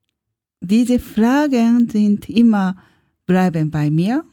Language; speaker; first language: German; non-native, learner; Japanese